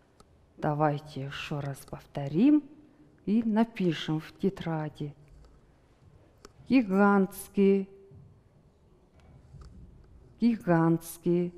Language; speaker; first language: Russian; non-native, fluent; Mongolian